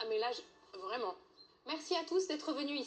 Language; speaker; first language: French; native; French